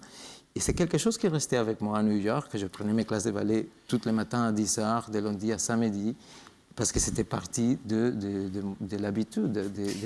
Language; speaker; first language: French; non-native, fluent; Spanish